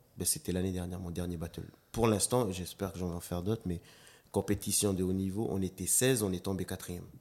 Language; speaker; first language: French; non-native, local second language; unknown